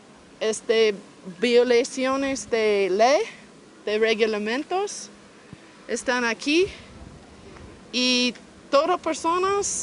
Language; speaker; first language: Spanish; non-native, learner; English